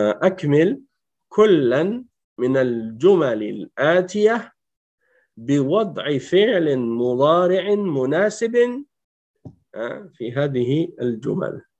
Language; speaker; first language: Arabic; non-native, fluent; French